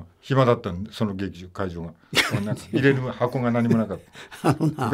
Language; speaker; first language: Japanese; native; Japanese